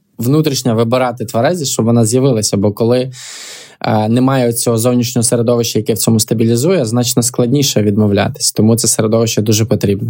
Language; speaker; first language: Ukrainian; native; Ukrainian